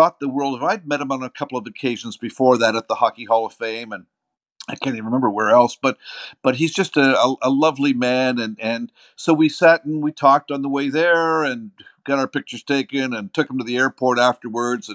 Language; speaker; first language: English; native; English